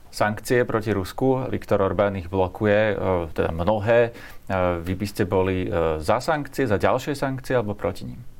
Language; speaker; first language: Slovak; native; Slovak